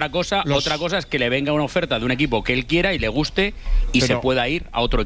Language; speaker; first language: Spanish; native; Spanish